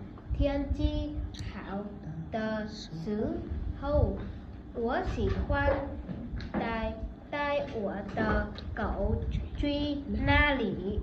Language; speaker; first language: Chinese; non-native, learner; Vietnamese